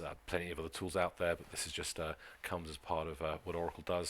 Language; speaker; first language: English; native; English